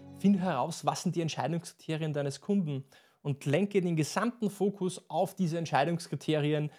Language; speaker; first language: German; native; German